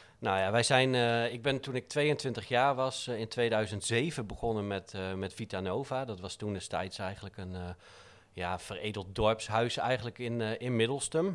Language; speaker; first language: Dutch; native; Dutch